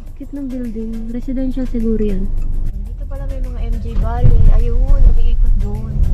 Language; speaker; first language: Filipino; native; Filipino